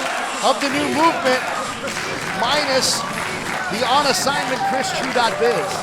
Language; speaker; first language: English; native; English